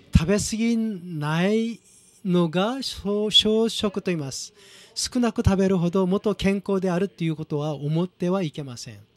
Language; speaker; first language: Japanese; non-native, fluent; Korean